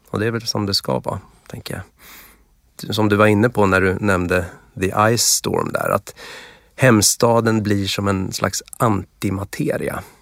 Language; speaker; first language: Swedish; native; Swedish